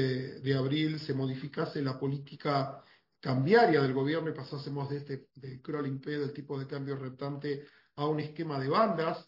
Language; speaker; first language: Spanish; native; Spanish